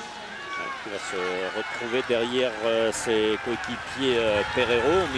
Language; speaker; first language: French; native; French